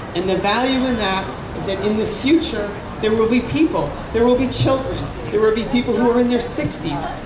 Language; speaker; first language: English; native; English